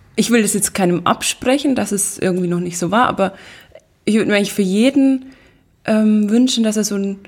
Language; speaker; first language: German; native; German